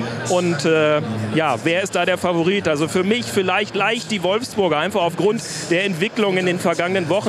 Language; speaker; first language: German; native; German